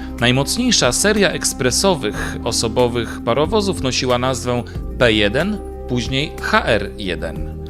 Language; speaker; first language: Polish; native; Polish